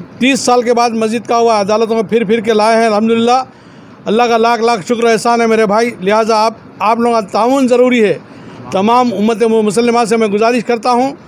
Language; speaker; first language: Urdu; native; Urdu